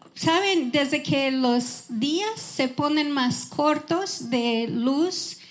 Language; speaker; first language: Spanish; non-native, fluent; English